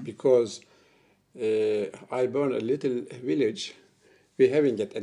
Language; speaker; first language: English; non-native, learner; Turkish